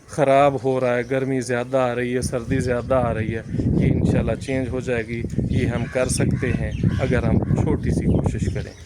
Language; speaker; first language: Urdu; non-native, local second language; Punjabi